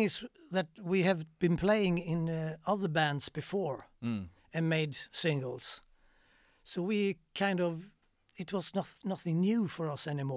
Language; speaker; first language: English; non-native, fluent; Swedish